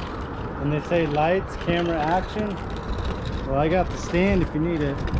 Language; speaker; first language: English; native; English